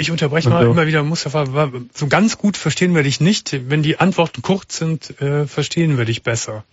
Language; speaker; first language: German; native; German